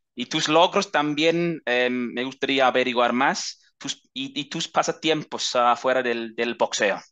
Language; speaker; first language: Spanish; non-native, fluent; English